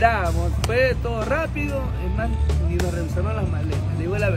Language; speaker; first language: Spanish; native; Spanish